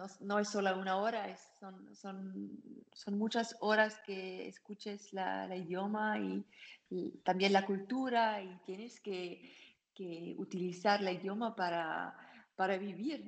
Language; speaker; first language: Spanish; non-native, learner; German